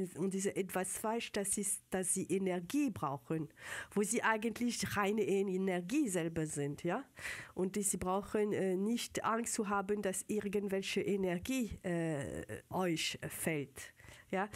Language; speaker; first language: German; non-native, fluent; French